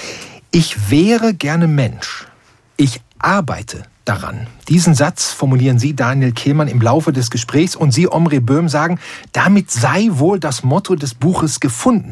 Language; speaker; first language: German; native; German